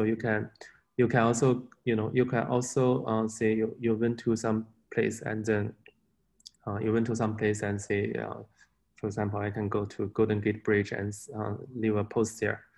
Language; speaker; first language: English; non-native, fluent; Chinese